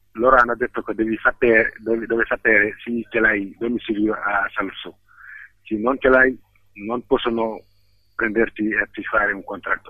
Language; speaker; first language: Italian; non-native, fluent; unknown